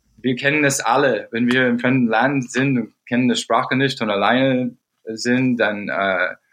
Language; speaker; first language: German; non-native, fluent; English